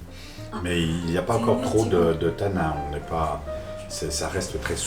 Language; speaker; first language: French; native; French